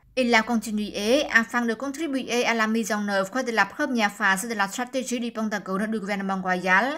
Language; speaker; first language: French; non-native, fluent; Khmer